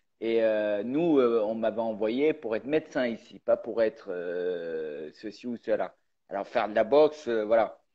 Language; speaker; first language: French; early bilingual, other home language; Persian